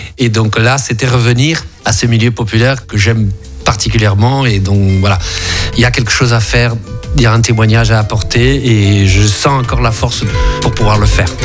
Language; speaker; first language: French; early bilingual, other home language; Spanish